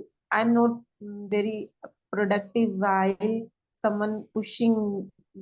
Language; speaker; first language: English; non-native, learner; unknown